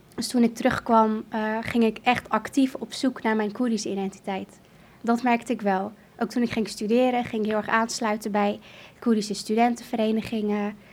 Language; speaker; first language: Dutch; early bilingual, other home language; Kurdish